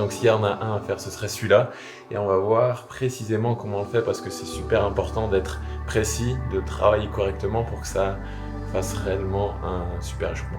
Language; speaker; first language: French; native; French